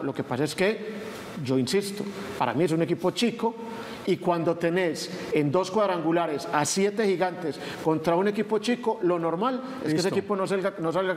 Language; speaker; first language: Spanish; native; Spanish